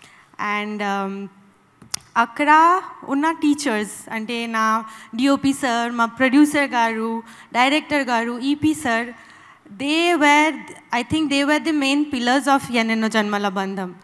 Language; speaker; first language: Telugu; non-native, local second language; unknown